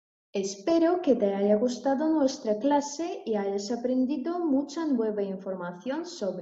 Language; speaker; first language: Spanish; non-native, fluent; Russian